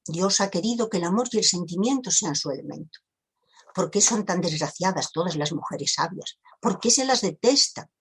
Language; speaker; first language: Spanish; native; Spanish